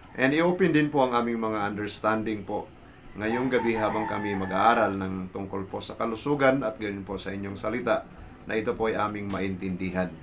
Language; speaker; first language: Filipino; non-native, local second language; Cebuano